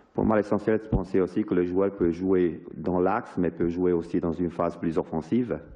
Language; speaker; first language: Italian; non-native, learner; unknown